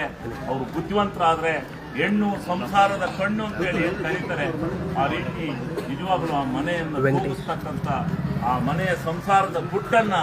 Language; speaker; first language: Kannada; native; Kannada